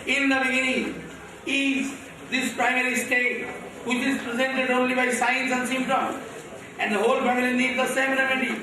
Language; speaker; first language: English; non-native, local second language; Bangla